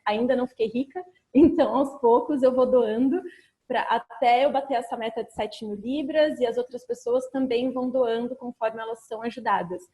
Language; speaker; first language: Portuguese; native; Portuguese